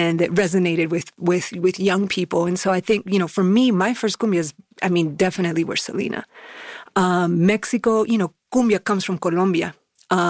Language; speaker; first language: English; native; English